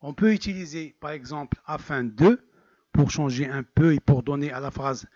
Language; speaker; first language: French; non-native, local second language; Arabic